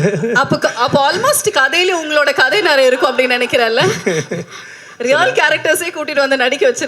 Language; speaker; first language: Tamil; native; Tamil